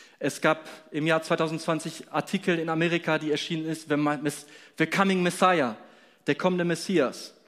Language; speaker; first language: German; non-native, fluent; Polish